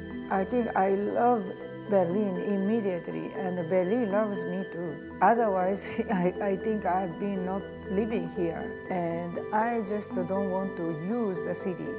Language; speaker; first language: English; non-native, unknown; Japanese